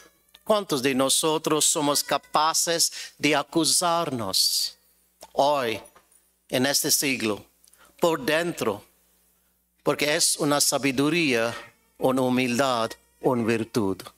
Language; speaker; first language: Spanish; non-native, fluent; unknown